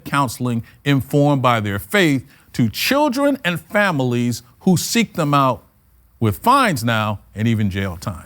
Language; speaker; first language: English; native; English